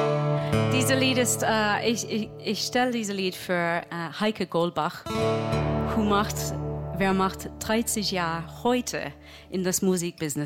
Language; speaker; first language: German; non-native, learner; English